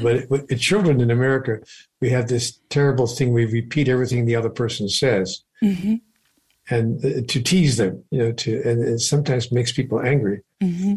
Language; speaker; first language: English; native; English